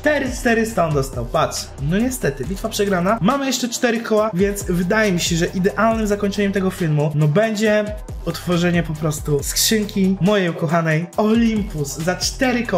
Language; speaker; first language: Polish; native; Polish